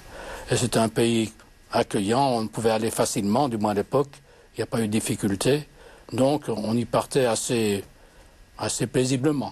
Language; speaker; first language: French; native; French